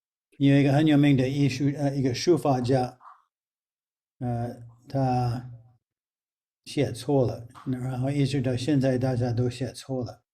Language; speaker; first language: Chinese; non-native, fluent; English